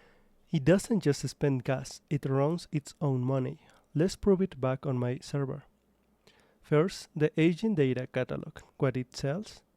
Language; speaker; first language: English; non-native, fluent; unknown